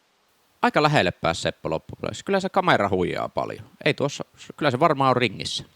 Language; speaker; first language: Finnish; native; Finnish